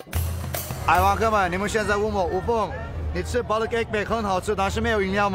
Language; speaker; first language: Chinese; non-native, fluent; Turkish